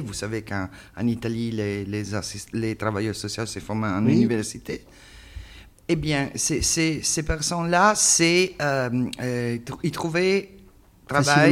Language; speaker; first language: French; non-native, learner; Italian